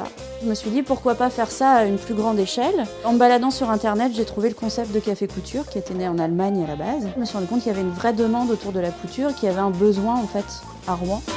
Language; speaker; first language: French; native; French